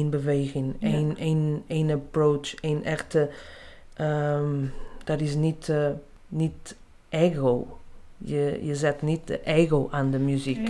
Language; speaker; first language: Dutch; non-native, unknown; Portuguese